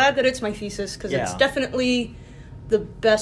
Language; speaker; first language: English; native; English